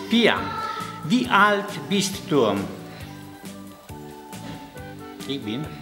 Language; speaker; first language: German; non-native, fluent; Slovenian